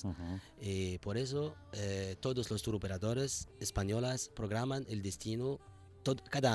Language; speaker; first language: Spanish; non-native, fluent; Arabic